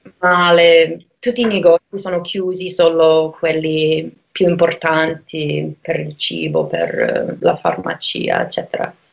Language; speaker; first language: Italian; non-native, fluent; English